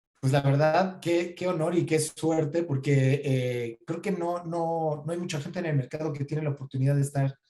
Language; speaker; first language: Spanish; native; Spanish